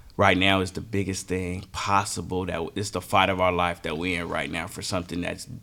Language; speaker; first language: English; native; English